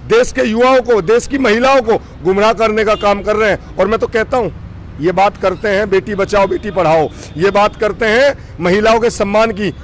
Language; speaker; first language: Hindi; native; Hindi